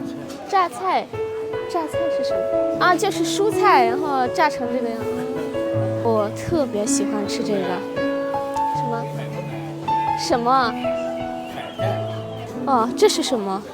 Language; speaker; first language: Chinese; non-native, fluent; Persian